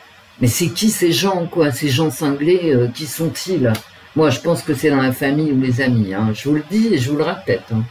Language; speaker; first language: French; native; French